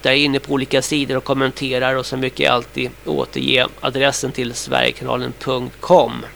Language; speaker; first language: Swedish; native; Swedish